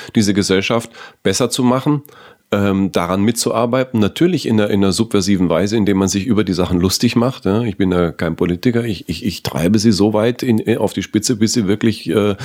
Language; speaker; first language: German; native; German